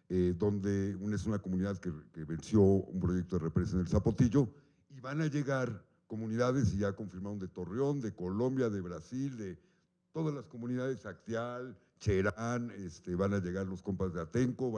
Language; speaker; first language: Spanish; native; Spanish